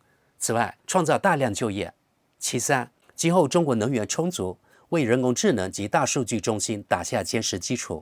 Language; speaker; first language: Chinese; native; Chinese